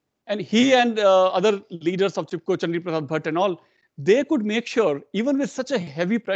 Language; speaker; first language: English; non-native, local second language; Hindi